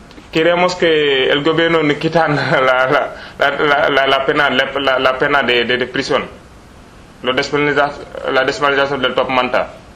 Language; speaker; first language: Spanish; non-native, learner; Wolof